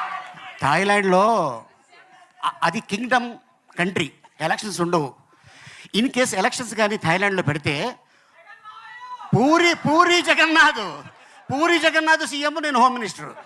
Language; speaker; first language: Telugu; native; Telugu